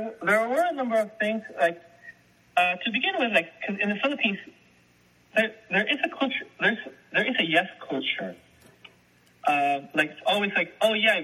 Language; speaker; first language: English; non-native, local second language; Filipino